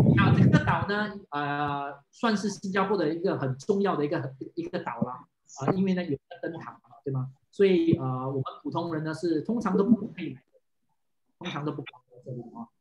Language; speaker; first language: Chinese; non-native, local second language; English